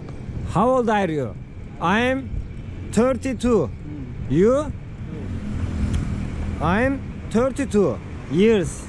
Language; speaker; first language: English; non-native, learner; Turkish